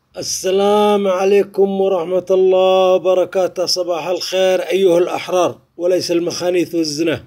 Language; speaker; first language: Arabic; native; Arabic